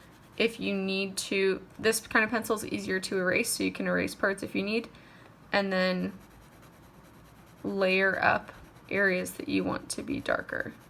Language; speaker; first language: English; native; English